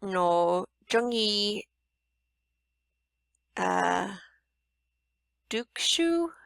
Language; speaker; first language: Cantonese; non-native, learner; English